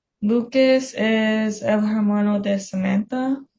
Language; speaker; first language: Spanish; non-native, learner; English